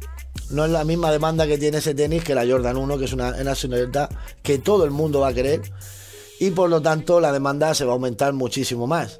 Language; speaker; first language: Spanish; native; Spanish